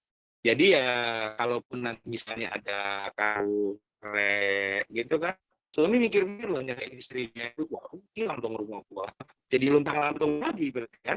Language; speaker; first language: Indonesian; native; Indonesian